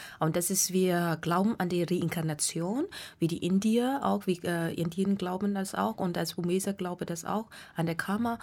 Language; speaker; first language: German; non-native, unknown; Burmese